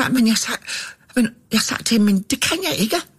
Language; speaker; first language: Danish; non-native, fluent; English